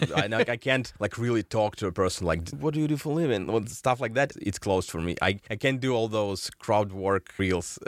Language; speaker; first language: English; non-native, fluent; Russian